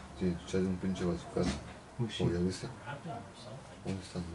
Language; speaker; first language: Spanish; early bilingual, heritage; Spanish